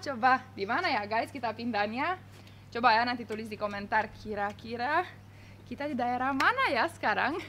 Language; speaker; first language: Indonesian; non-native, fluent; Romanian